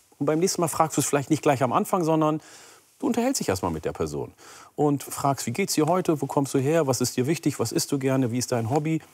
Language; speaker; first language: German; early bilingual, other home language; Oromo